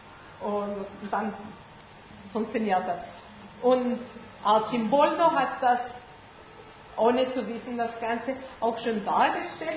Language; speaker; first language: German; non-native, fluent; Spanish